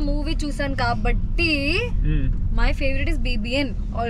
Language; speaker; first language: Telugu; non-native, fluent; Hindi